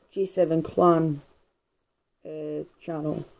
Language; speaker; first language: English; native; English